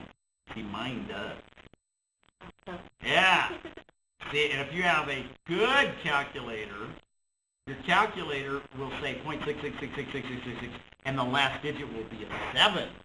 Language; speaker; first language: English; native; English